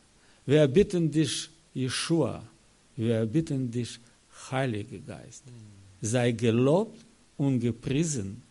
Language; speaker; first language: German; non-native, learner; Russian